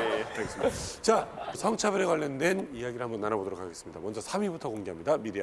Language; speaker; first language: Korean; native; Korean